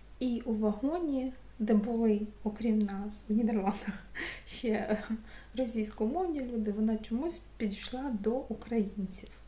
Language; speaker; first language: Ukrainian; non-native, local second language; Russian